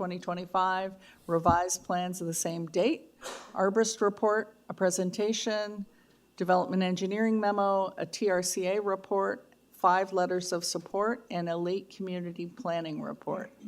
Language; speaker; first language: English; native; English